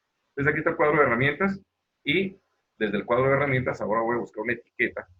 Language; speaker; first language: Spanish; native; Spanish